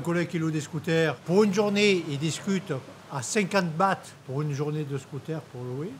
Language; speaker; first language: French; native; French